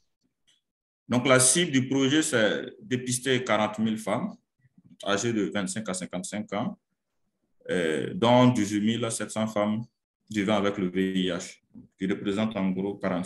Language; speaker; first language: French; non-native, local second language; Mossi